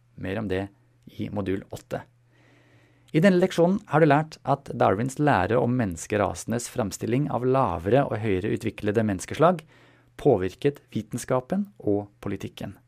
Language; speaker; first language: Norwegian; non-native, fluent; German